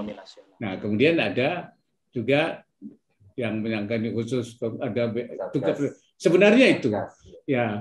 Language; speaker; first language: Indonesian; native; Indonesian